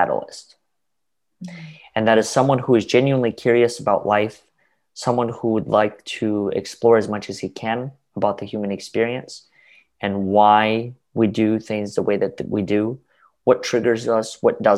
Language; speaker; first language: English; early bilingual, other home language; Russian